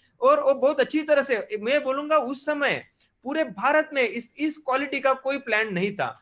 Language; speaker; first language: Hindi; non-native, local second language; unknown